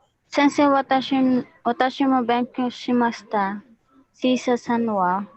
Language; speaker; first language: Japanese; non-native, learner; Filipino